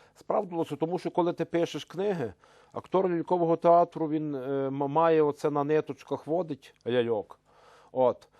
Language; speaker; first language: Ukrainian; native; Ukrainian